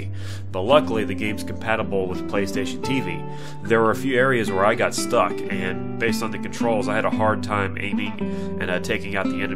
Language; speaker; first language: English; native; English